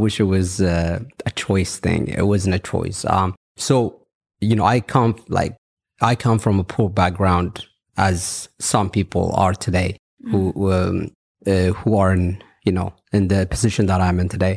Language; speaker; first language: English; early bilingual, other home language; Amharic